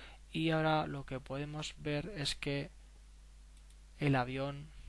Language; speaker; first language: Spanish; native; Spanish